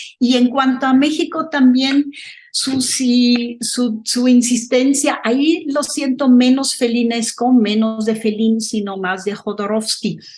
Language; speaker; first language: Spanish; non-native, fluent; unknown